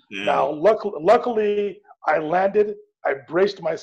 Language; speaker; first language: English; native; English